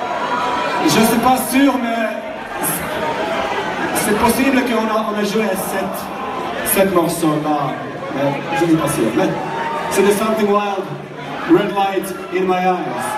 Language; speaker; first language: French; non-native, learner; Finnish